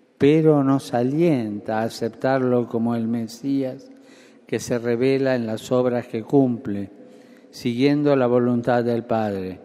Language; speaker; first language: Spanish; native; Spanish